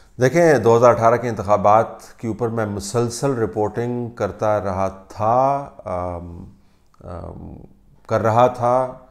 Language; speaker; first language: Urdu; native; Urdu